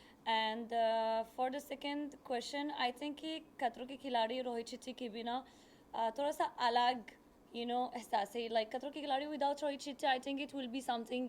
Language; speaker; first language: Hindi; non-native, learner; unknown